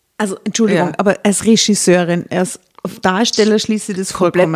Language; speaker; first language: German; native; German